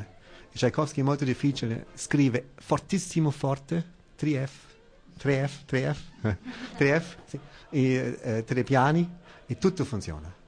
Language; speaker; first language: Italian; non-native, learner; German